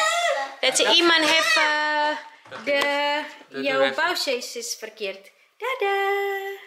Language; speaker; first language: Dutch; non-native, learner; Indonesian